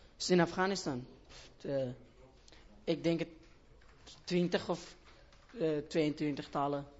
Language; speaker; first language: Dutch; non-native, learner; Persian